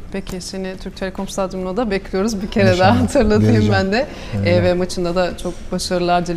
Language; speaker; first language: Turkish; native; Turkish